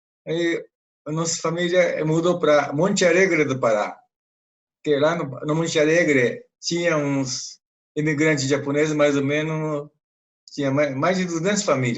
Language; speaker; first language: Portuguese; non-native, fluent; Japanese